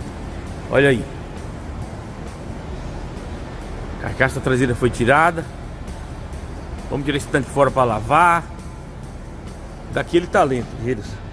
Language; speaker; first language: Portuguese; native; Portuguese